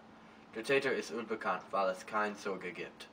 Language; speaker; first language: German; non-native, learner; English